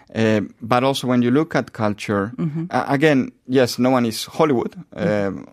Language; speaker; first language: English; non-native, fluent; Spanish